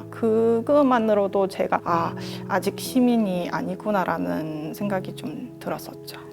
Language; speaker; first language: Korean; non-native, fluent; Chinese